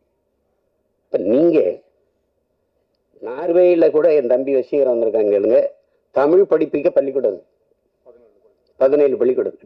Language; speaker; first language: Tamil; native; Tamil